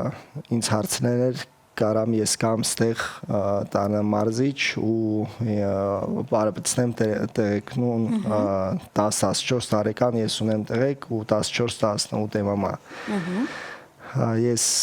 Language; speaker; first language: Armenian; early bilingual, heritage; Russian